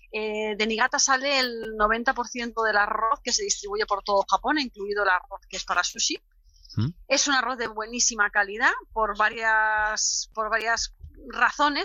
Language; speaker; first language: Spanish; native; Spanish